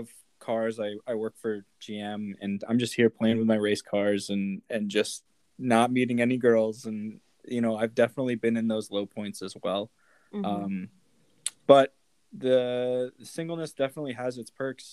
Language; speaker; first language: English; native; English